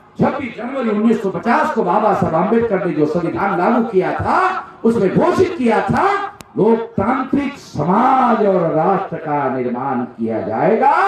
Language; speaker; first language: Hindi; non-native, local second language; Marathi